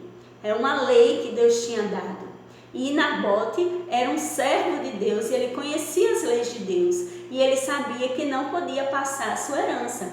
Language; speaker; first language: Portuguese; native; Portuguese